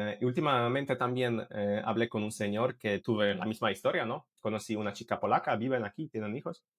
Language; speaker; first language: Spanish; non-native, fluent; Polish